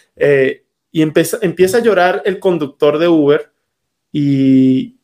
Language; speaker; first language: Spanish; native; Spanish